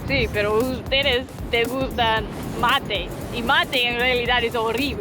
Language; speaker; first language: Spanish; non-native, learner; English